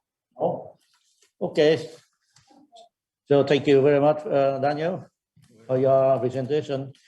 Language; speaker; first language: English; non-native, fluent; Vietnamese